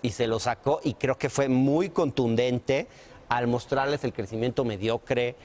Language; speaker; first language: Spanish; native; Spanish